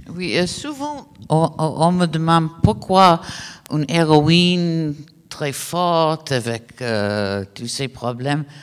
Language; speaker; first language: French; non-native, fluent; English